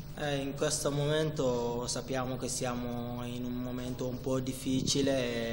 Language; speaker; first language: Italian; non-native, fluent; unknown